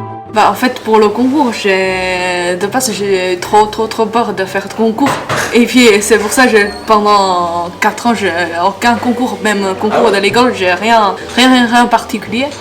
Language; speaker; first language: French; non-native, learner; Chinese